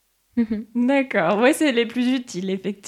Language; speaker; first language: French; native; French